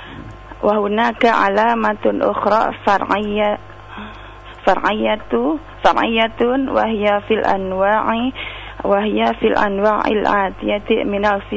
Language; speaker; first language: Arabic; non-native, learner; Indonesian